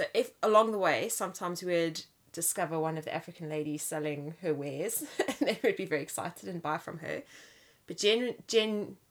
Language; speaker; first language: English; native; English